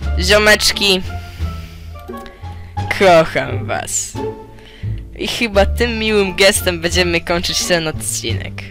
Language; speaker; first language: Polish; native; Polish